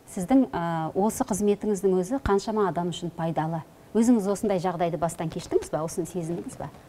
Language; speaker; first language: Kazakh; native; Kazakh